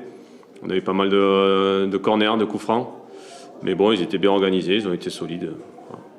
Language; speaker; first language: French; native; French